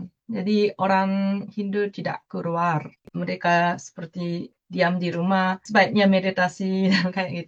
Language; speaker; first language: Indonesian; non-native, fluent; Japanese